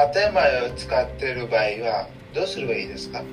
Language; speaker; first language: Japanese; non-native, learner; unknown